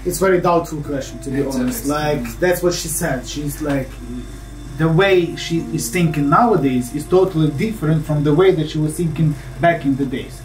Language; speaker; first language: English; non-native, fluent; Ukrainian